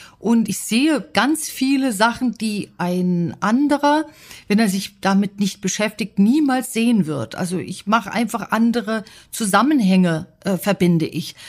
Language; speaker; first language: German; native; German